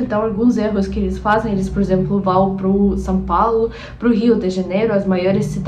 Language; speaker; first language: Portuguese; non-native, fluent; Russian